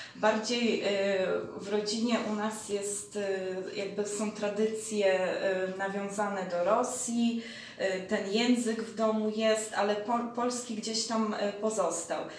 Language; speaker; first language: Polish; early bilingual, heritage; Polish